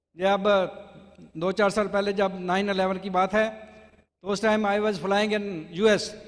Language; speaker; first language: Hindi; non-native, local second language; Punjabi